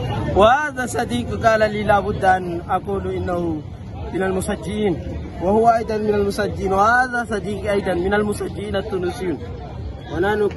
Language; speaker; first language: Arabic; non-native, fluent; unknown